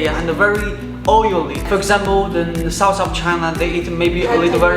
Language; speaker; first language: English; non-native, learner; Chinese